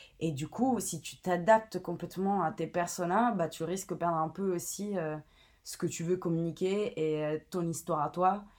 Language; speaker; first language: French; non-native, fluent; Italian